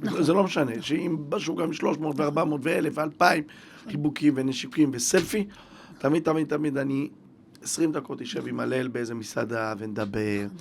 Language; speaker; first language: Hebrew; native; Hebrew